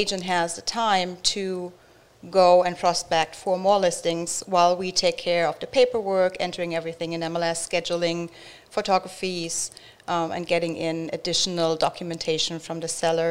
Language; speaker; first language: English; non-native, fluent; German